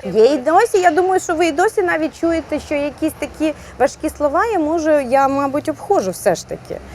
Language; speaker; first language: Ukrainian; non-native, local second language; Russian